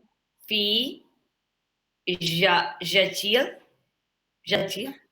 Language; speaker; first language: French; non-native, learner; English